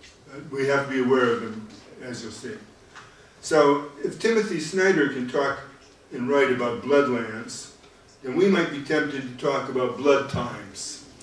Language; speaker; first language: English; native; English